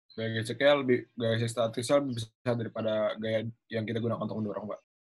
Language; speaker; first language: Indonesian; native; Indonesian